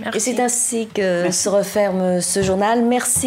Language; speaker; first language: French; native; French